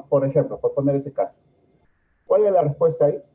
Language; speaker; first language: Spanish; native; Spanish